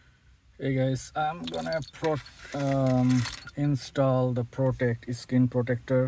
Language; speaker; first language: English; non-native, fluent; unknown